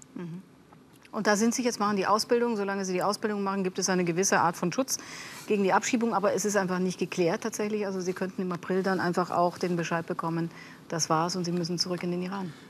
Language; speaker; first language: German; native; German